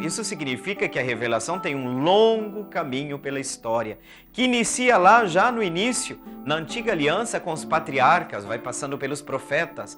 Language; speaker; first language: Portuguese; native; Portuguese